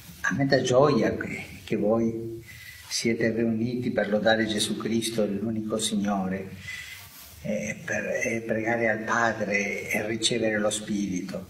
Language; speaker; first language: Italian; non-native, fluent; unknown